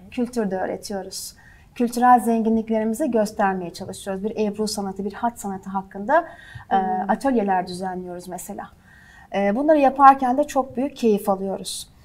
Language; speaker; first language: Turkish; native; Turkish